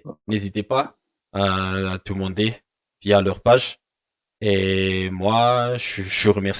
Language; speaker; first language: French; non-native, local second language; Malagasy